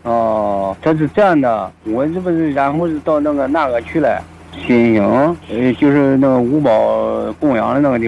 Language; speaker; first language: Chinese; native; Chinese